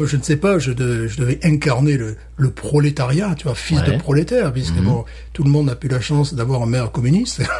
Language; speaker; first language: French; native; French